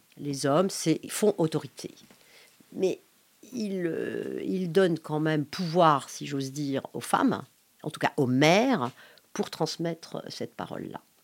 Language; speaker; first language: French; non-native, local second language; Arabic